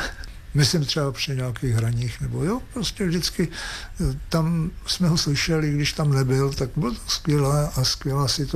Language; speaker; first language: Czech; native; Czech